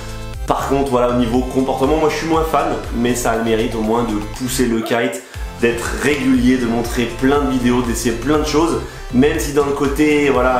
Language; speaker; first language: French; native; French